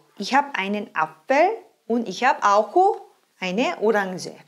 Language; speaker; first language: German; non-native, fluent; Korean